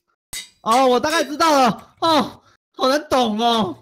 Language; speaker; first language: Chinese; native; Chinese